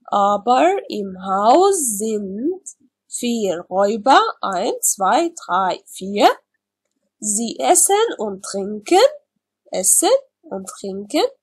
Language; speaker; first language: German; non-native, learner; Arabic